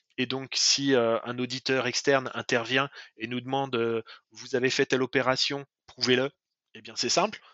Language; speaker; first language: French; native; French